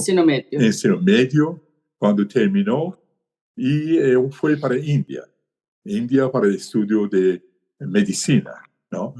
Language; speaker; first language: Spanish; non-native, fluent; Persian